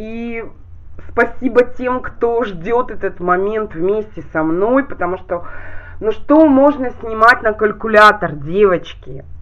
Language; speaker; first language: Russian; native; Russian